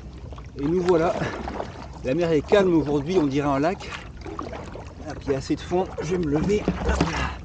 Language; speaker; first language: French; native; French